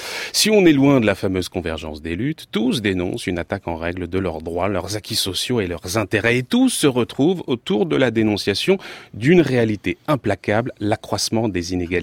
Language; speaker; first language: French; native; French